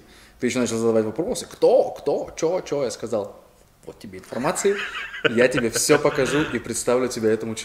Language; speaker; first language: Russian; native; Russian